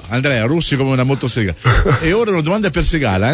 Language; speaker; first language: Italian; native; Italian